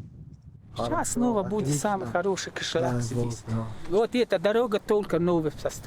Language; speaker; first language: Russian; non-native, learner; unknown